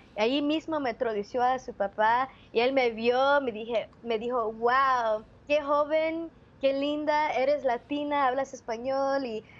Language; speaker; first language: Spanish; early bilingual, heritage; Spanish